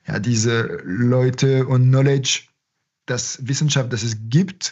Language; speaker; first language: German; non-native, fluent; French